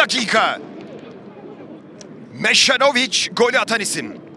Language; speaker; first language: Turkish; native; Turkish